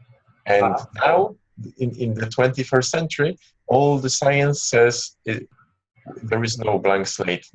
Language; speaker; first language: English; non-native, fluent; Polish